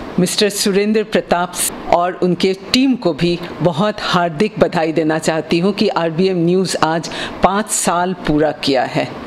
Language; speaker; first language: Hindi; non-native, local second language; Bangla